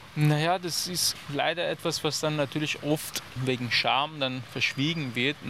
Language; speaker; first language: German; non-native, fluent; Persian